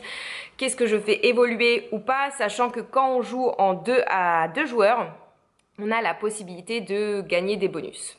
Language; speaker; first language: French; native; French